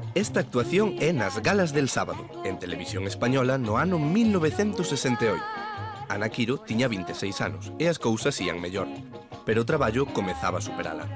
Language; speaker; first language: Galician; native; Galician